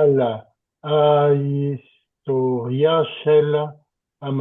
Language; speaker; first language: Hebrew; non-native, learner; French